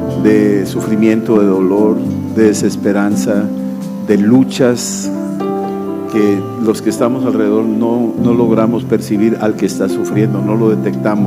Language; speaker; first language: Spanish; native; Spanish